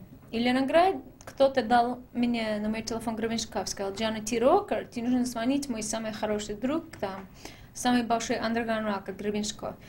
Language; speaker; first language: Russian; non-native, learner; English